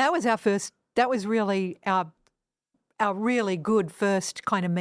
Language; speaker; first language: English; non-native, fluent; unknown